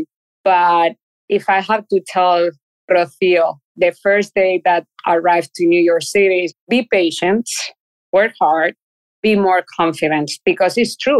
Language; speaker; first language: English; non-native, fluent; Spanish